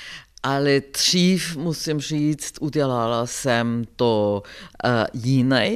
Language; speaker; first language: Czech; non-native, fluent; German